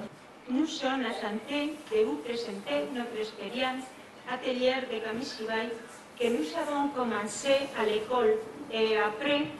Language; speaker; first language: French; non-native, fluent; Spanish